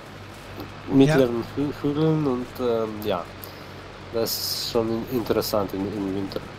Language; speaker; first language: German; non-native, fluent; Slovenian